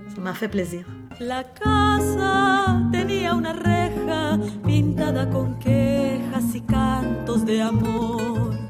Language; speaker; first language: French; non-native, fluent; Spanish